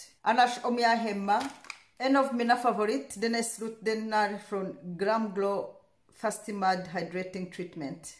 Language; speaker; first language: Swedish; non-native, learner; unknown